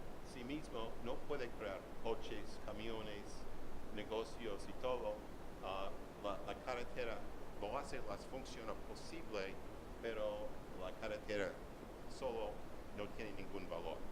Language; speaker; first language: Spanish; non-native, learner; English